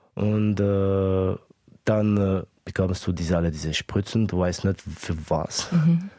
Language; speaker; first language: German; early bilingual, other home language; Estonian